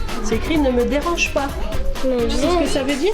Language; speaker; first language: French; native; French